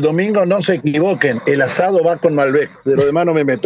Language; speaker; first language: Spanish; native; Spanish